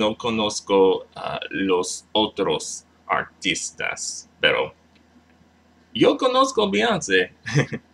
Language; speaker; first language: Spanish; non-native, learner; English